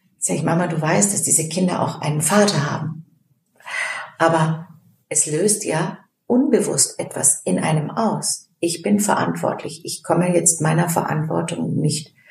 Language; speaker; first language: German; early bilingual, other home language; Turkish